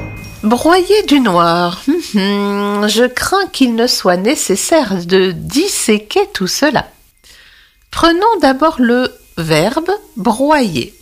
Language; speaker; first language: French; native; French